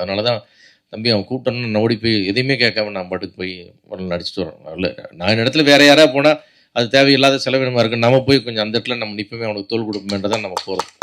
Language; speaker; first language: Tamil; native; Tamil